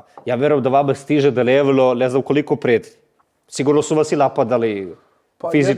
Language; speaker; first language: Bosnian; native; Bosnian